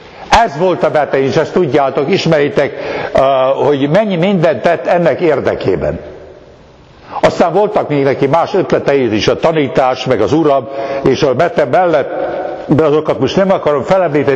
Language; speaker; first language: Hungarian; native; Hungarian